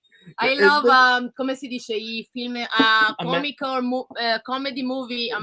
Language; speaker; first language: English; non-native, learner; Italian